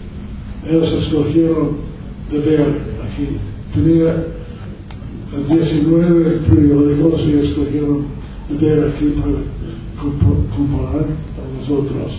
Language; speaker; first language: Spanish; non-native, learner; English